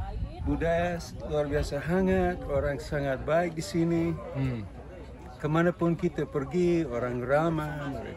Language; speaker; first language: Indonesian; non-native, learner; English